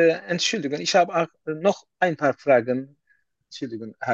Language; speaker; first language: German; non-native, learner; Turkish